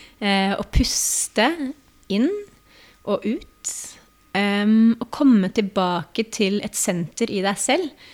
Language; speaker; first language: Norwegian; native; Norwegian